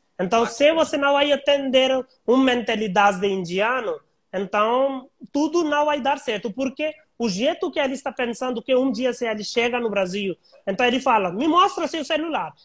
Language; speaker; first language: Portuguese; non-native, learner; Hindi